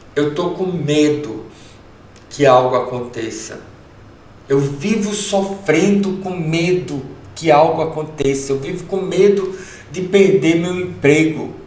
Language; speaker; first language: Portuguese; early bilingual, heritage; Portuguese